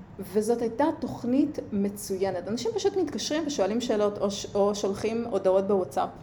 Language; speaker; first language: Hebrew; early bilingual, other home language; Russian